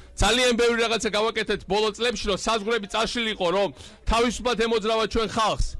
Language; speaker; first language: Georgian; native; Georgian